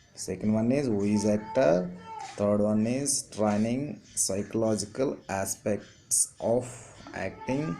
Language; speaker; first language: English; non-native, local second language; Telugu